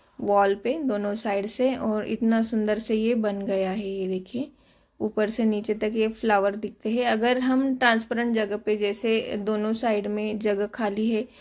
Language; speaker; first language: Hindi; non-native, local second language; Marathi